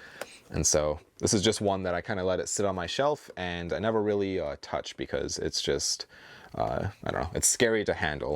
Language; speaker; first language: English; native; English